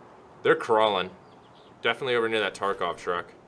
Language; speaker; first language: English; native; English